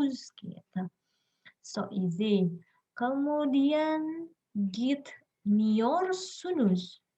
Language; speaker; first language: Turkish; non-native, learner; Indonesian